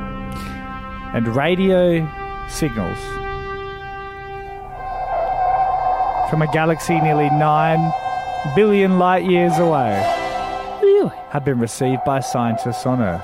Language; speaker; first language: English; native; English